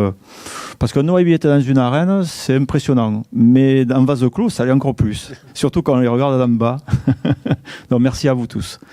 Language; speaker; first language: French; native; French